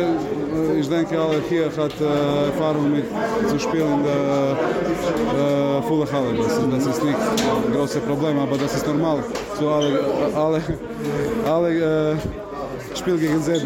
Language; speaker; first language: German; non-native, learner; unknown